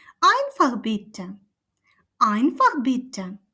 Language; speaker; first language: German; non-native, fluent; Ukrainian